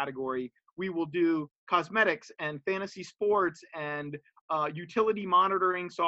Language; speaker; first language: English; native; English